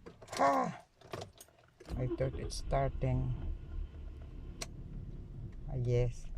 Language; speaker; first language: English; non-native, local second language; Filipino